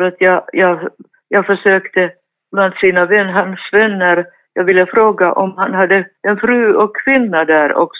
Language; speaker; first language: Swedish; non-native, fluent; Finnish